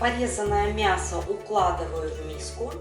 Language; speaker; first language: Russian; native; Russian